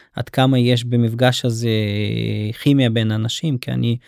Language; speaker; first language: Hebrew; non-native, fluent; Russian